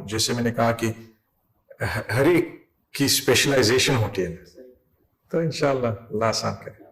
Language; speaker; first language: Urdu; non-native, fluent; English